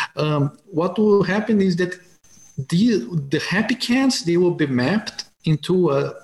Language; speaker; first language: English; non-native, fluent; Portuguese